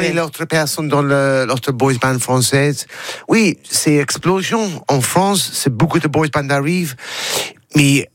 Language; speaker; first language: French; non-native, learner; English